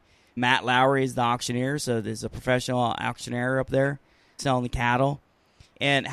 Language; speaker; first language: English; native; English